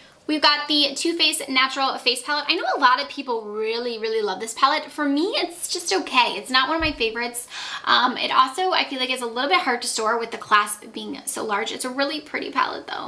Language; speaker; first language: English; native; English